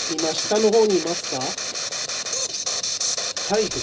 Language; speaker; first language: Japanese; non-native, fluent; Korean